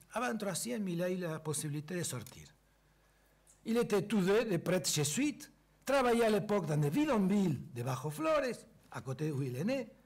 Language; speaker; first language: French; non-native, fluent; Spanish